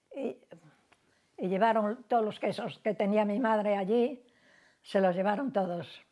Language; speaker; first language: Spanish; native; Spanish